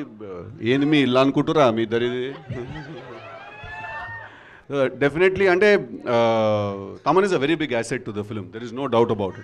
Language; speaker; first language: Telugu; native; Telugu